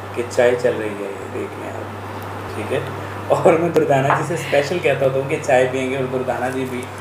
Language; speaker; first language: Urdu; non-native, local second language; Punjabi